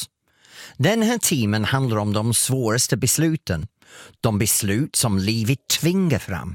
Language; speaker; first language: Swedish; non-native, fluent; English